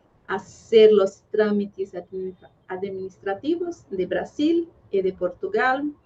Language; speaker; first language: Spanish; non-native, fluent; Portuguese